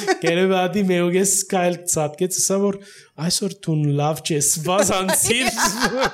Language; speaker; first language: Armenian; early bilingual, heritage; Armenian